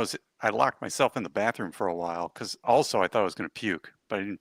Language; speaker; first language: English; native; English